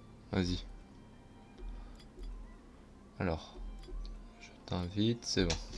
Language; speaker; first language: French; native; French